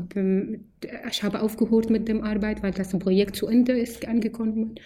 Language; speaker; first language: German; non-native, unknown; Arabic